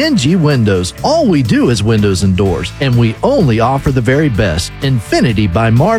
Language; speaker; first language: English; native; English